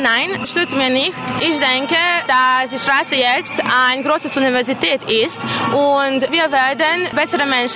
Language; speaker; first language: German; non-native, learner; Serbian